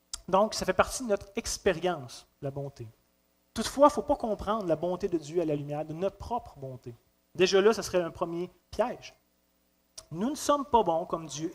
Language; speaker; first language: French; native; French